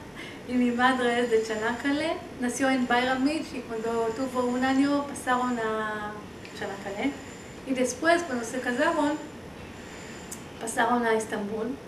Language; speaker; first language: Spanish; early bilingual, heritage; Hebrew